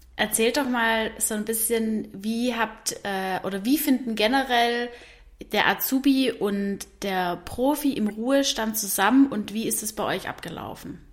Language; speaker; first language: German; native; German